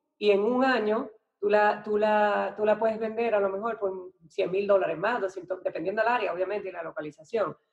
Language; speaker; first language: Spanish; native; Spanish